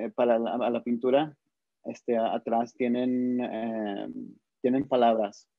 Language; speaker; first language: Spanish; early bilingual, heritage; Spanish